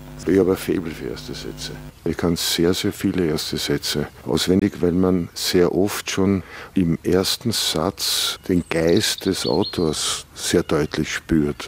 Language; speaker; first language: German; native; German